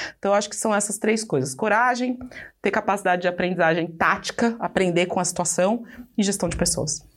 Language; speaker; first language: Portuguese; native; Portuguese